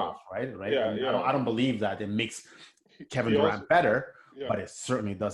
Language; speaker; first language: English; native; English